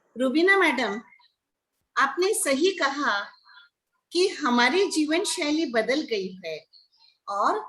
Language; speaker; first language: Hindi; non-native, local second language; Marathi